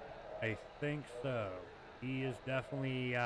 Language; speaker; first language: English; native; English